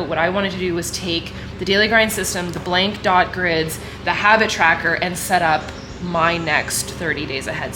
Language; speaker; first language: English; native; English